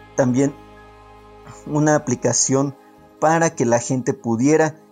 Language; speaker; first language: Spanish; native; Spanish